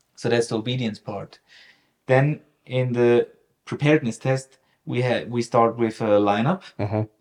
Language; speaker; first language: English; non-native, fluent; German